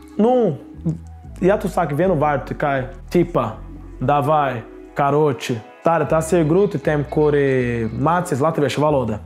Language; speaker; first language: Latvian; non-native, learner; Portuguese